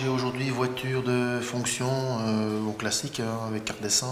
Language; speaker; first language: French; native; French